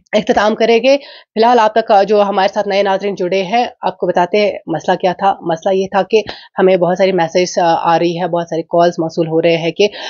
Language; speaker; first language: Hindi; non-native, local second language; Kashmiri